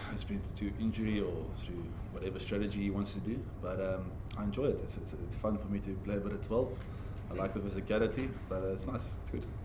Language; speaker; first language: English; non-native, local second language; Afrikaans